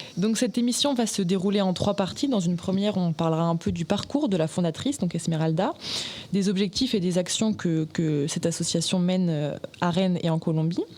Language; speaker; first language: French; native; French